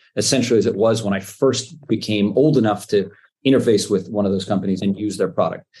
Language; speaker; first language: English; native; English